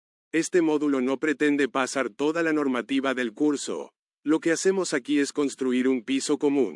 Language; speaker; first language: Spanish; native; Spanish